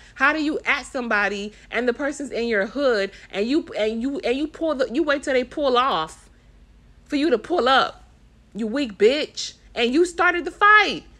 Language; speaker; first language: English; native; English